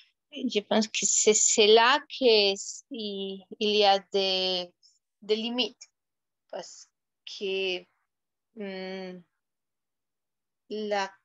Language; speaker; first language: French; non-native, fluent; Spanish